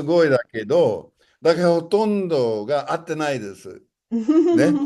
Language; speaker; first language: Japanese; non-native, fluent; English